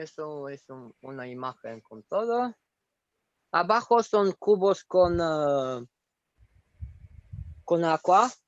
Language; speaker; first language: Spanish; non-native, fluent; Romanian